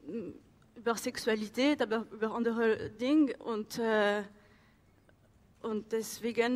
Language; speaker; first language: German; non-native, learner; French